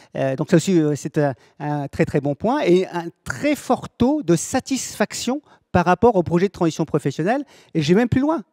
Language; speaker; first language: French; native; French